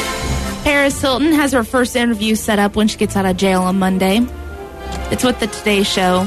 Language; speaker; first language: English; native; English